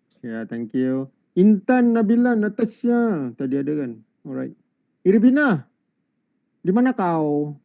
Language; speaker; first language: Malay; native; Malay